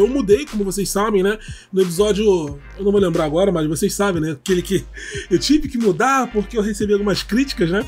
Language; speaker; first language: Portuguese; native; Portuguese